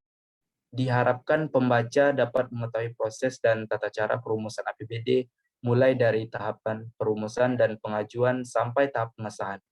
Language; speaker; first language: Indonesian; native; Indonesian